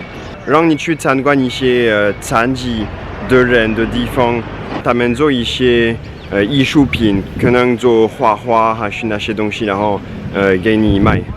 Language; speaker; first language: Chinese; non-native, fluent; French